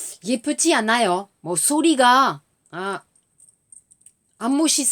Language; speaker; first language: Korean; non-native, learner; French